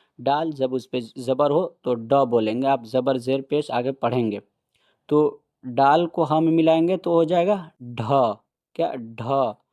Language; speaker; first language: Hindi; native; Hindi